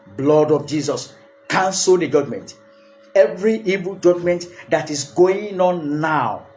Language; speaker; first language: English; non-native, local second language; Yoruba